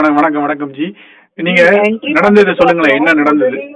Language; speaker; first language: Tamil; native; Tamil